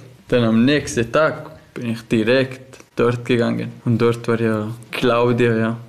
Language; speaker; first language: German; non-native, learner; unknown